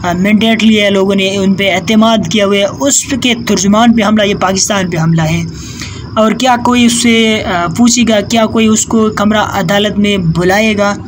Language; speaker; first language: Urdu; non-native, local second language; Pashto